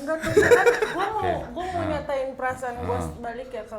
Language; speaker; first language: Indonesian; native; Indonesian